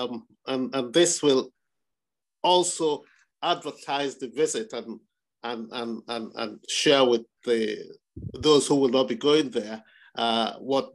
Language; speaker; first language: English; non-native, local second language; Igbo